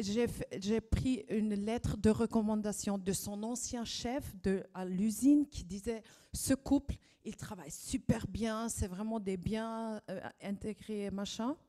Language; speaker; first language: French; non-native, fluent; German